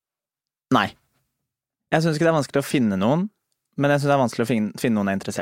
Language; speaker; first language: Norwegian; native; Norwegian